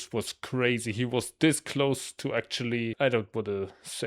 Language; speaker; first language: English; non-native, fluent; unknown